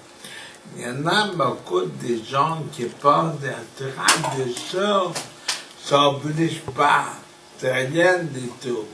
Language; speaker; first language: French; non-native, fluent; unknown